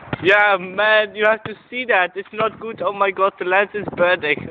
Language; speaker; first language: English; non-native, learner; Dutch